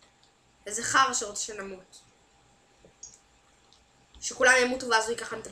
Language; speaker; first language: Hebrew; native; Hebrew